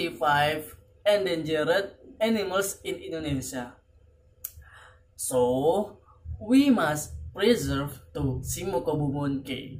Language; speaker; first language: English; non-native, learner; Indonesian